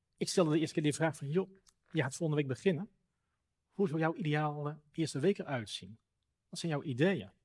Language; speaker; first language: Dutch; native; Dutch